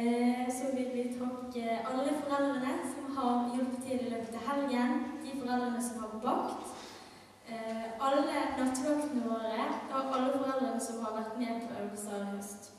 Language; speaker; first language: Norwegian; native; Norwegian